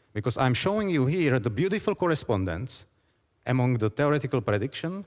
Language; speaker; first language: English; non-native, fluent; Czech